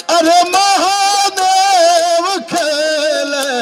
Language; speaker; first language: Hindi; native; Hindi